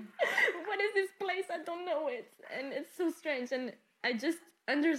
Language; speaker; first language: English; non-native, fluent; French